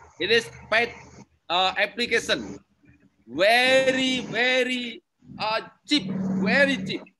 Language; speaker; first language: English; non-native, learner; Indonesian